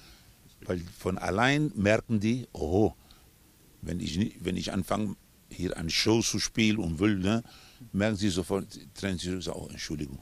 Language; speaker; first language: German; non-native, fluent; Spanish